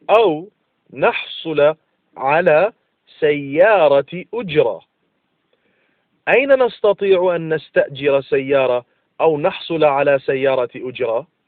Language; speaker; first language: Arabic; non-native, fluent; English